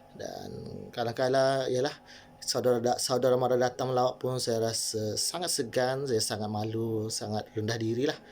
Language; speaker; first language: Malay; native; Malay